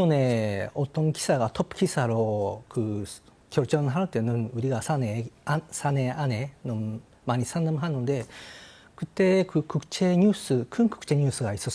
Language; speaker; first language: Korean; non-native, fluent; Japanese